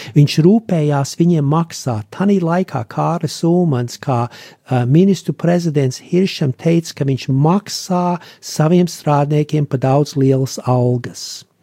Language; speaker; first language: Latvian; early bilingual, heritage; Latvian